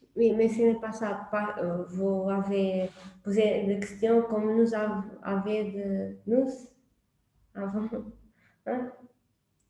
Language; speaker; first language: French; non-native, learner; Portuguese